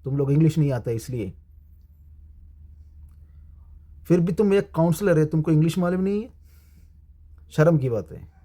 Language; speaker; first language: Hindi; non-native, local second language; Malayalam